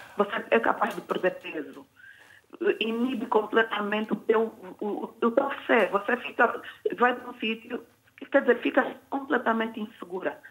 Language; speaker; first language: Portuguese; native; Portuguese